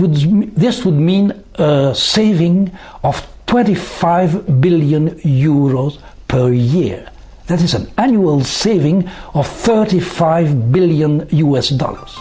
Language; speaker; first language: English; non-native, fluent; French